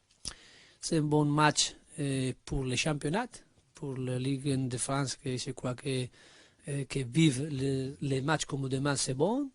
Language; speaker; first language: French; non-native, learner; Spanish